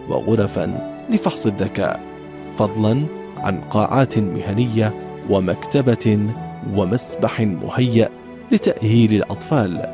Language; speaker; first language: Arabic; native; Arabic